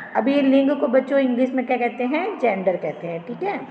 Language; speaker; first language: Hindi; non-native, local second language; Marathi